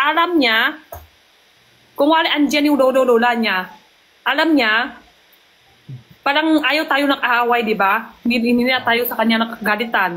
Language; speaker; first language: Filipino; non-native, learner; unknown